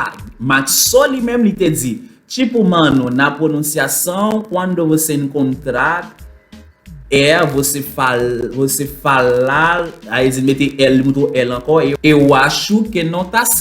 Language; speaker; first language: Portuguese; non-native, fluent; Haitian Creole